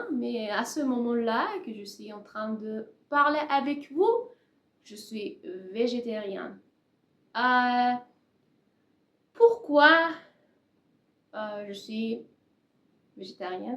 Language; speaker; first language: French; non-native, learner; Persian